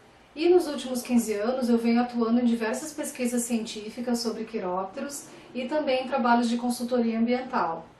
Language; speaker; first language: Portuguese; native; Portuguese